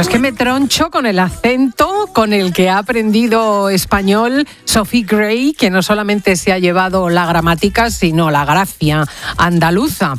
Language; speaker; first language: Spanish; native; Spanish